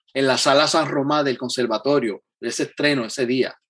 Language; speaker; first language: Spanish; native; Spanish